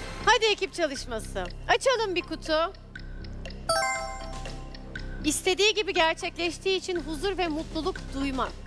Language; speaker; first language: Turkish; native; Turkish